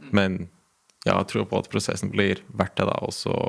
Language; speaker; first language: Norwegian; non-native, fluent; Latvian